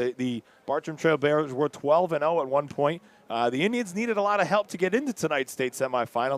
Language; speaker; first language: English; native; English